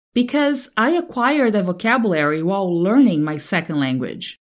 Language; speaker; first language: English; non-native, fluent; Portuguese